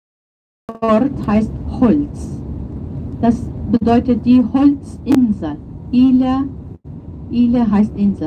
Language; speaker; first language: German; non-native, fluent; Portuguese